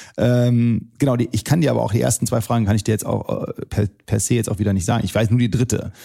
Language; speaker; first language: German; early bilingual, other home language; Arabic